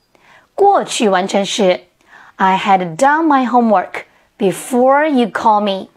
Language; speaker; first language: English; non-native, fluent; Chinese